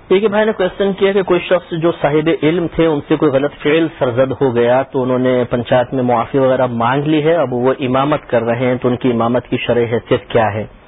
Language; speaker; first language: Urdu; native; Urdu